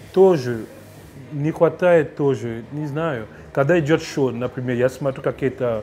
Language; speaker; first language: Russian; non-native, fluent; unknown